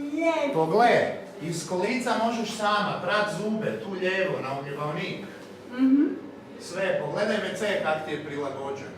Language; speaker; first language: Croatian; native; Croatian